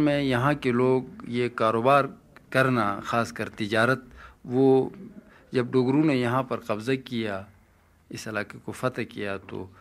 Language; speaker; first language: Urdu; non-native, local second language; Shina